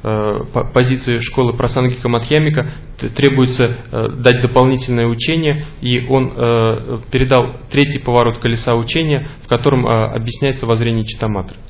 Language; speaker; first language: Russian; native; Russian